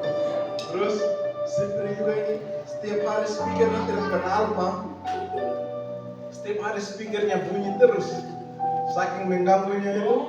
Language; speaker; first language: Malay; non-native, local second language; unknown